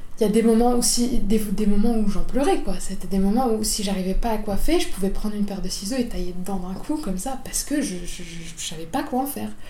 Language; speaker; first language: French; native; French